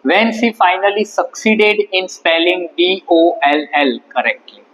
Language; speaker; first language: English; non-native, local second language; Gujarati